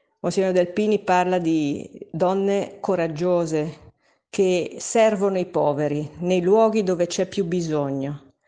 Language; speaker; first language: Italian; native; Italian